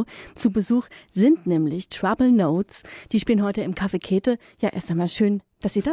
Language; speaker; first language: German; native; German